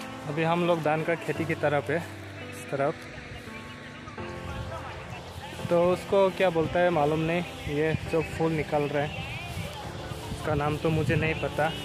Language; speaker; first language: Hindi; non-native, local second language; Kok Borok